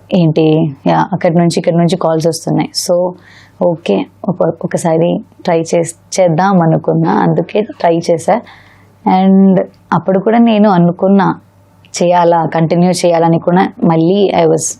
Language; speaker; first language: Telugu; non-native, learner; Malayalam